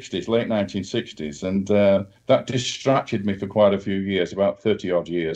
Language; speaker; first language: English; native; English